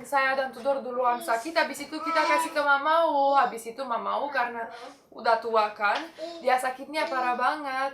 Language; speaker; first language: Indonesian; non-native, fluent; Romanian